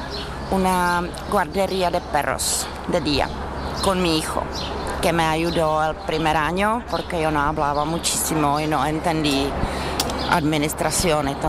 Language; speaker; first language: Spanish; non-native, learner; Czech